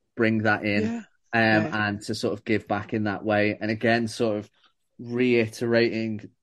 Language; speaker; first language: English; native; English